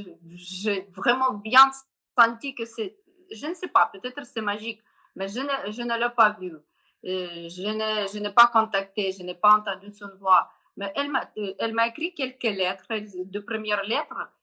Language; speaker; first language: French; non-native, learner; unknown